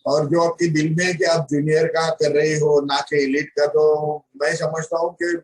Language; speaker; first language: Hindi; non-native, local second language; Marathi